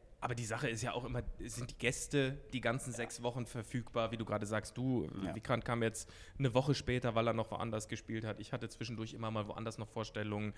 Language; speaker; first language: German; native; German